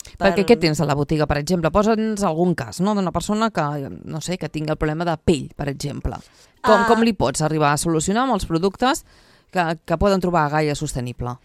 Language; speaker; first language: Catalan; native; Catalan